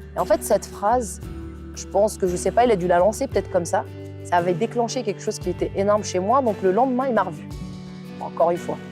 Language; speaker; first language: French; non-native, local second language; Arabic